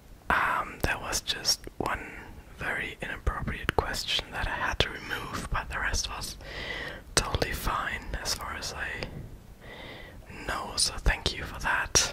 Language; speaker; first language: English; non-native, fluent; German